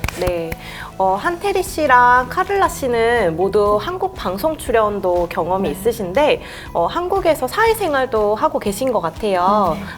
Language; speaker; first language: Korean; native; Korean